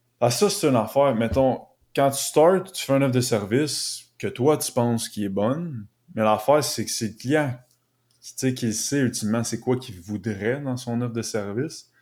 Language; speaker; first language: French; native; French